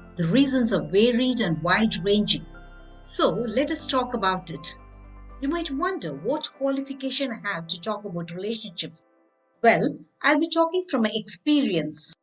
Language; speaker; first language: English; non-native, local second language; Tamil